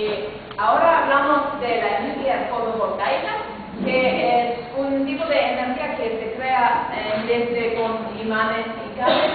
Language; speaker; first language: Spanish; non-native, fluent; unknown